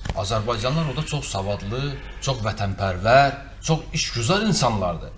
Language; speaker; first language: Azerbaijani; native; Azerbaijani